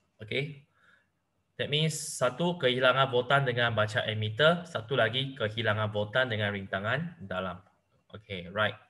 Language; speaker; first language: Malay; non-native, local second language; Chinese